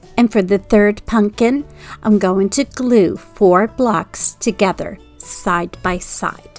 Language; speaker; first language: English; native; English